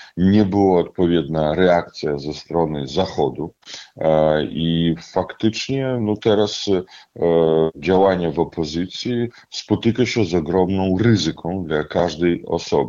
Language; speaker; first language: Polish; non-native, fluent; Russian